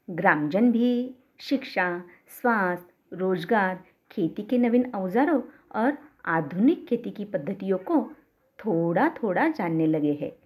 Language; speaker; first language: Hindi; non-native, local second language; Marathi